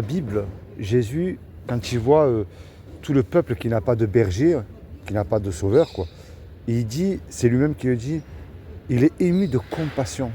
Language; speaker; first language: French; native; French